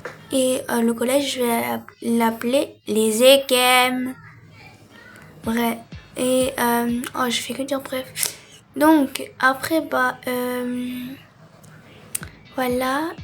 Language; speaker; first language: French; native; French